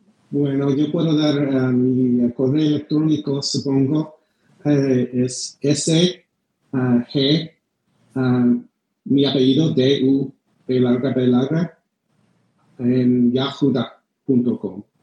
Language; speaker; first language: Spanish; non-native, fluent; English